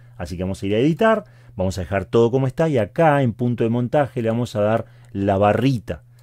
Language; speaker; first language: Spanish; native; Spanish